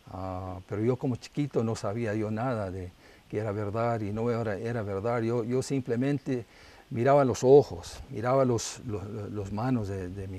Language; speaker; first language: Spanish; non-native, local second language; English